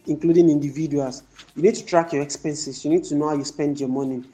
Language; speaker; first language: English; non-native, local second language; Yoruba